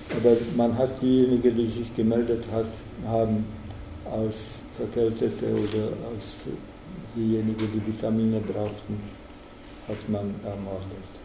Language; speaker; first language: German; non-native, fluent; Czech